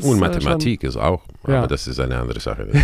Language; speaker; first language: German; non-native, fluent; Spanish